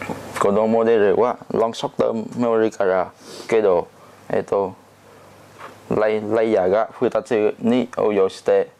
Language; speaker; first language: Japanese; non-native, learner; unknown